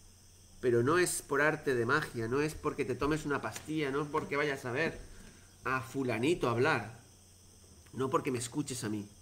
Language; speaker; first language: Spanish; native; Spanish